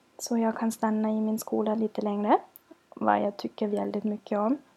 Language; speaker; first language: Swedish; non-native, learner; German